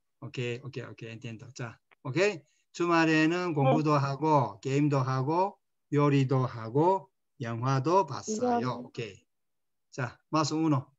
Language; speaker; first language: Korean; non-native, fluent; Spanish